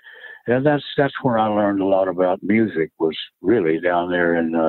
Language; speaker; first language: English; native; English